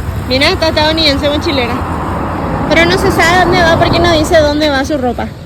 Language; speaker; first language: Spanish; native; Spanish